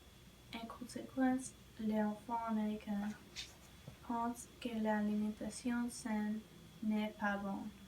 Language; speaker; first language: French; non-native, learner; English